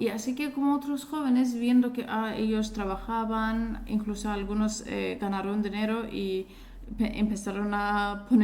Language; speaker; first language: Spanish; non-native, fluent; Azerbaijani